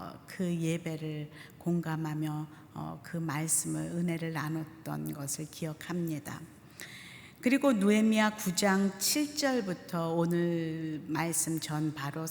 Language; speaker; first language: Korean; native; Korean